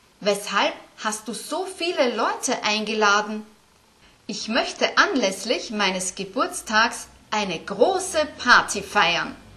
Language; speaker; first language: German; native; German